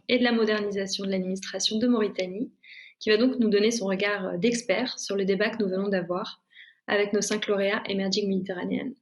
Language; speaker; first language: French; native; French